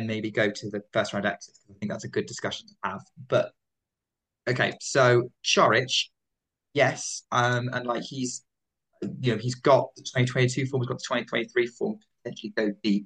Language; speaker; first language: English; native; English